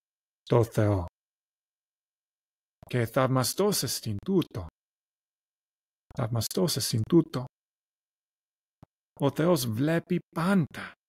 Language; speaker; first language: Greek; non-native, learner; English